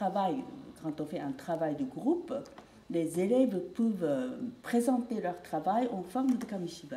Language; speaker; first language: French; non-native, fluent; Japanese